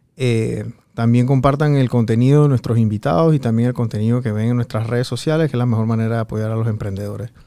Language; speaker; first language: Spanish; native; Spanish